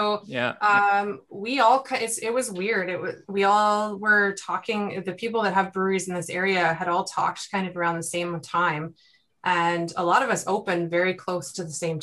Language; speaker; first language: English; native; English